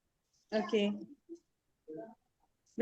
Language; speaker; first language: English; non-native, learner; Hindi